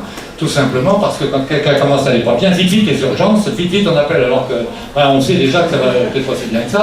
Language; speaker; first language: French; native; French